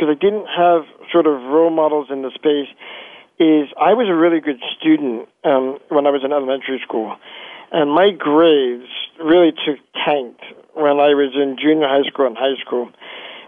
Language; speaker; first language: English; native; English